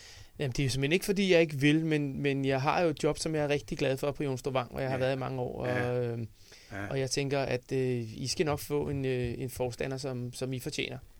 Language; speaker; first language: Danish; native; Danish